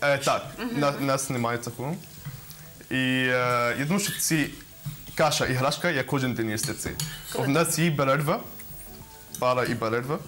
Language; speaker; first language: Ukrainian; non-native, learner; Arabic